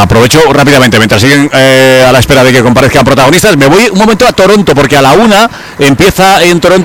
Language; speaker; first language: Spanish; native; Spanish